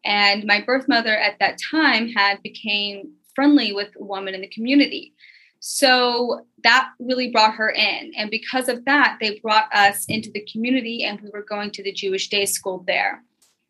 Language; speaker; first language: English; native; English